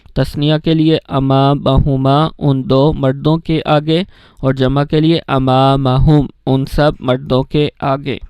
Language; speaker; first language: Urdu; native; Urdu